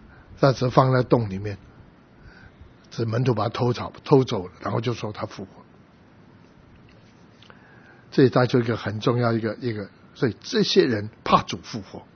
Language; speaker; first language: Chinese; native; Chinese